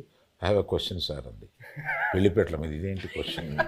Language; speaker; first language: Telugu; native; Telugu